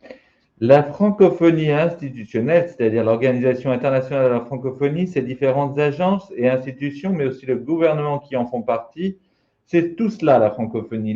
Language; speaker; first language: French; native; French